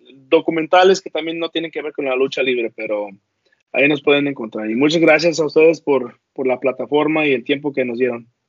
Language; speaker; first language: Spanish; early bilingual, heritage; Spanish